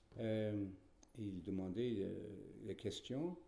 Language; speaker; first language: French; non-native, fluent; English